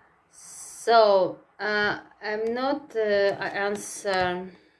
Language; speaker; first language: English; non-native, learner; Russian